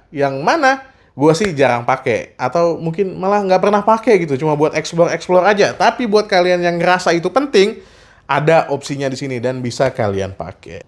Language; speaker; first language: Indonesian; native; Indonesian